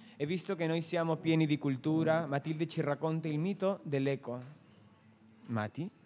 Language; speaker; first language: Italian; non-native, fluent; Spanish